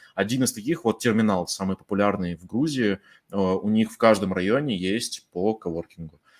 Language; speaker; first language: Russian; native; Russian